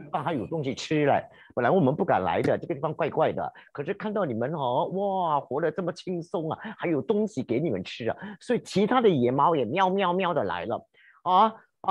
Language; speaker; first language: Chinese; native; Chinese